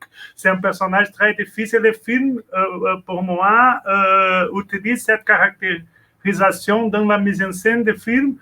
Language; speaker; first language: French; non-native, learner; Portuguese